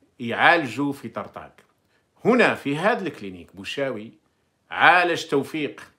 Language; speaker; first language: Arabic; native; Arabic